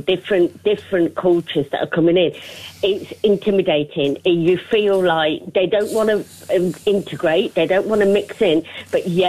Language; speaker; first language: English; native; English